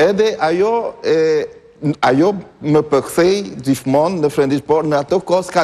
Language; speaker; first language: Albanian; non-native, learner; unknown